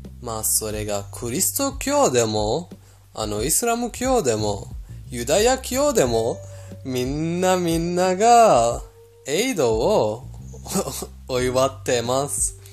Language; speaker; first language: Japanese; non-native, fluent; Persian